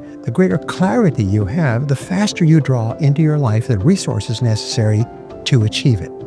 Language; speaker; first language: English; native; English